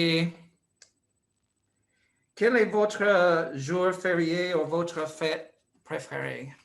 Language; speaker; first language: French; non-native, fluent; English